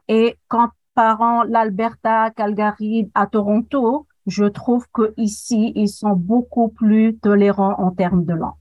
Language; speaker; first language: French; non-native, local second language; Arabic